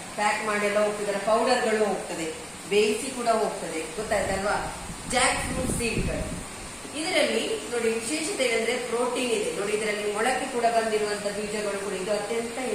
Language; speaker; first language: Kannada; non-native, local second language; Tulu